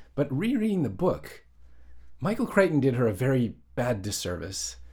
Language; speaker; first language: English; native; English